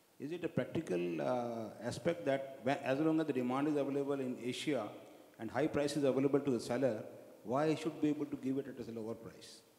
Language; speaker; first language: English; non-native, learner; Azerbaijani